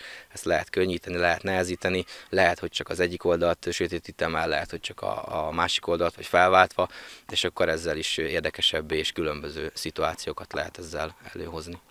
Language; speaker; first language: Hungarian; native; Hungarian